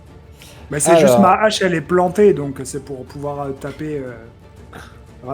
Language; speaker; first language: French; native; French